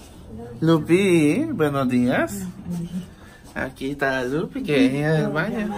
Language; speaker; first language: Spanish; native; Spanish